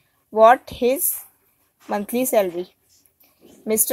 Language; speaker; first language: English; non-native, local second language; Hindi